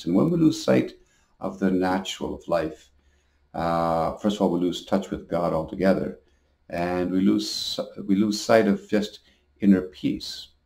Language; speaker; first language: English; native; English